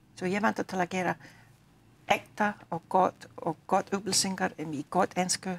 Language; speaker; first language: Icelandic; non-native, learner; English